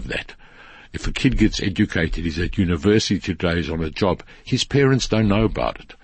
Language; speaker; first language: English; native; English